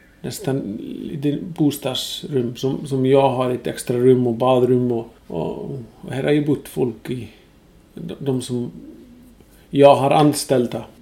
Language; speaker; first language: Swedish; non-native, fluent; Icelandic